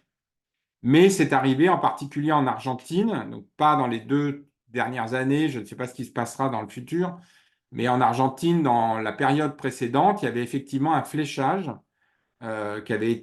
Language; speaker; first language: French; native; French